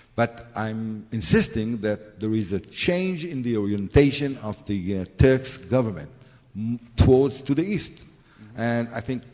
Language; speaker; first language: English; non-native, fluent; Hebrew